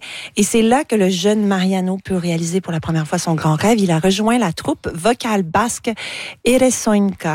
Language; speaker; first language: French; native; French